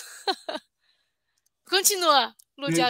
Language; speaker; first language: Portuguese; non-native, fluent; Chinese